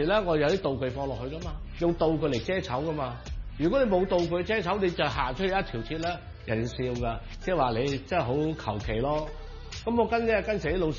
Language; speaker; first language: Cantonese; native; Cantonese